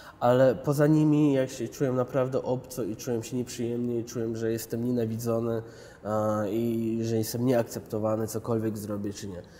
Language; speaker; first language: Polish; early bilingual, other home language; Chechen